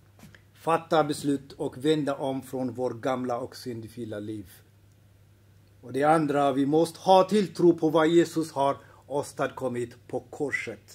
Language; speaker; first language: Swedish; non-native, fluent; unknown